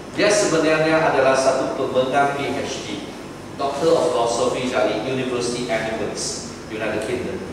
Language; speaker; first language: Malay; non-native, local second language; Chinese